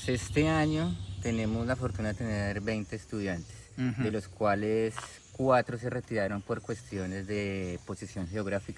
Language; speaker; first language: Spanish; native; Spanish